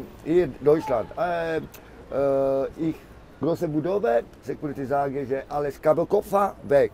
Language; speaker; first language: German; non-native, learner; Czech